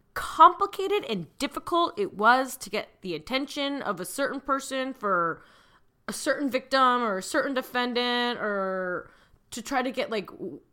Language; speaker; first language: English; early bilingual, other home language; Hindi